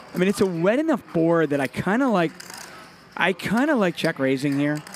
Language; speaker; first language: English; native; English